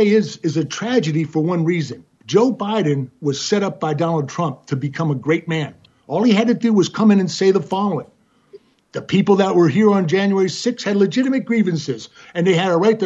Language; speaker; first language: English; native; English